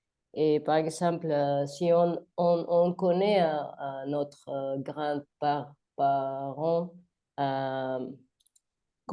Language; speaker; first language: French; non-native, learner; Spanish